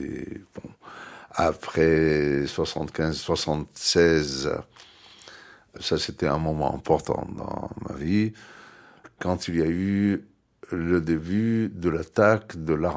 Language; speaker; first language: French; non-native, fluent; Arabic